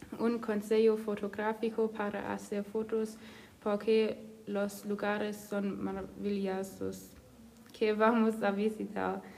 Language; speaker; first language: Spanish; non-native, learner; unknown